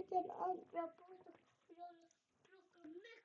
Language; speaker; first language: Swedish; early bilingual, other home language; Arabic